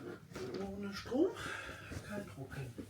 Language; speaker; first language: German; native; German